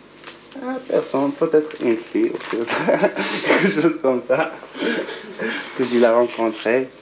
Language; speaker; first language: French; non-native, local second language; Arabic